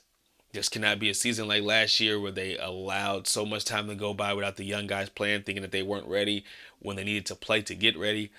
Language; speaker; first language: English; native; English